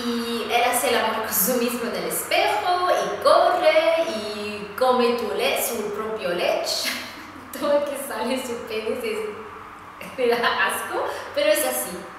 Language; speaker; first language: Spanish; non-native, fluent; Swedish